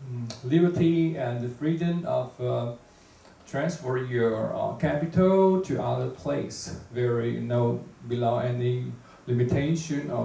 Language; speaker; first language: English; non-native, fluent; Chinese